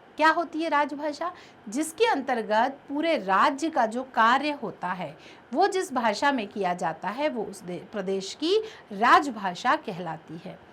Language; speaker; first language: Hindi; native; Hindi